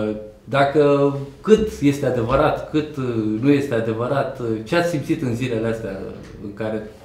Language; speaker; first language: Romanian; native; Romanian